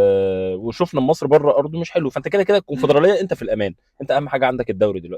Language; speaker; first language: Arabic; native; Arabic